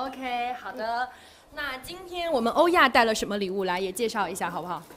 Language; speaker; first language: Chinese; native; Chinese